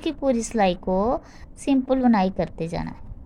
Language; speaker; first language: Hindi; non-native, local second language; Punjabi